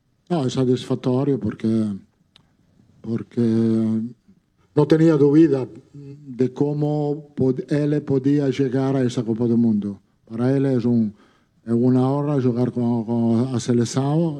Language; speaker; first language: Portuguese; non-native, fluent; Italian